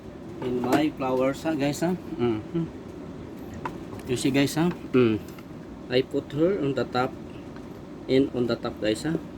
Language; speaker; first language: English; non-native, learner; Filipino